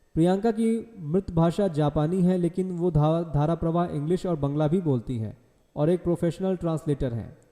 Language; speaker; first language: Hindi; native; Hindi